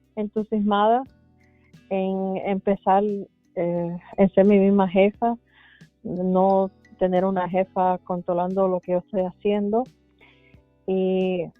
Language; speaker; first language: Spanish; early bilingual, heritage; Spanish